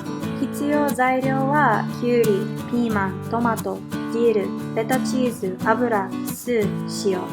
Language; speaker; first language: Japanese; non-native, learner; Bulgarian